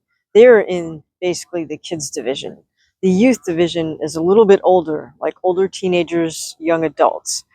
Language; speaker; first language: English; native; English